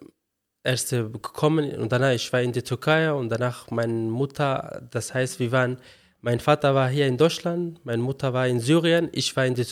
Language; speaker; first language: German; non-native, learner; Arabic